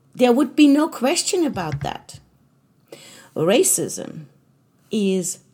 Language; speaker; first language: English; non-native, fluent; German